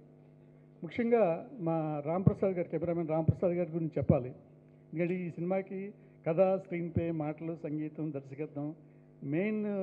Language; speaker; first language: Telugu; native; Telugu